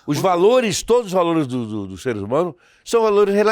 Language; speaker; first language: Portuguese; native; Portuguese